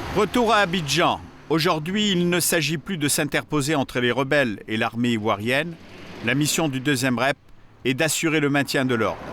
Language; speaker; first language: French; native; French